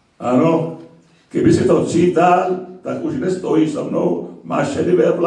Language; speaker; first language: Slovak; non-native, fluent; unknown